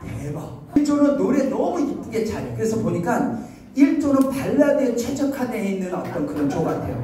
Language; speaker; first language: Korean; native; Korean